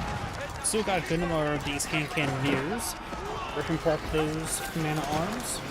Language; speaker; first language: English; native; English